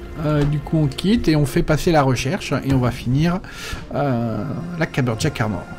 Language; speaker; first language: French; native; French